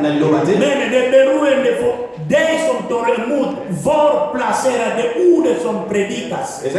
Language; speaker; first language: Swedish; non-native, fluent; Lingala